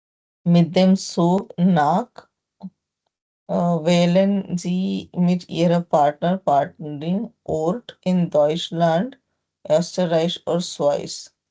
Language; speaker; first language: German; non-native, learner; Hindi